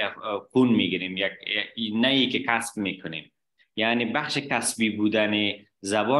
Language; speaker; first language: Persian; native; Persian